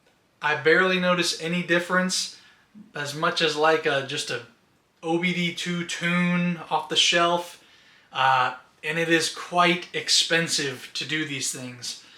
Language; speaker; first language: English; native; English